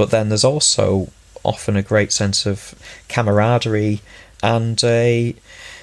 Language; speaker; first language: English; native; English